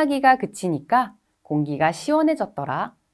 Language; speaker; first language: Korean; native; Korean